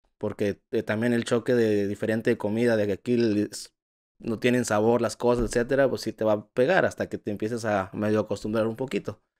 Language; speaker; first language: Spanish; native; Spanish